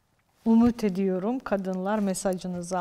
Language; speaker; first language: Turkish; non-native, fluent; Ukrainian